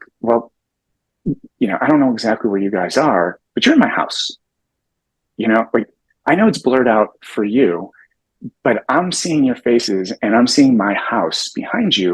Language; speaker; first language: English; native; English